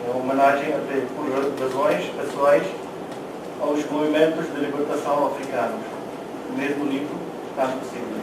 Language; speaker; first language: Portuguese; non-native, fluent; Hindi